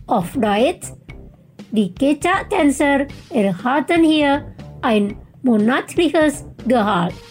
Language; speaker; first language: German; non-native, fluent; Indonesian